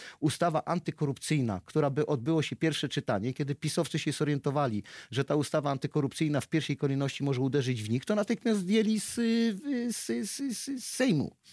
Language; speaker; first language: Polish; native; Polish